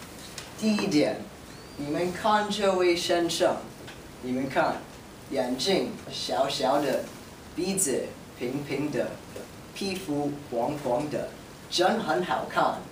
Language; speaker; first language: Chinese; non-native, learner; English